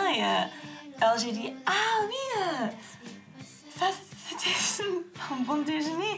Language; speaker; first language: French; non-native, learner; English